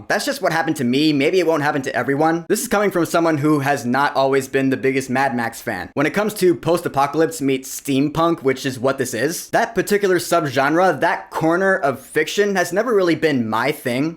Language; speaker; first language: English; native; English